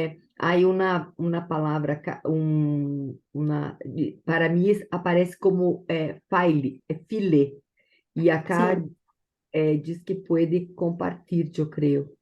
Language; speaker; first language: Portuguese; non-native, learner; Spanish